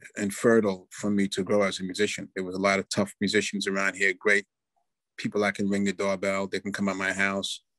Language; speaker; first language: English; native; English